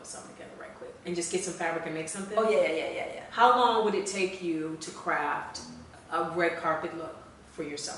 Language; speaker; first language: English; native; English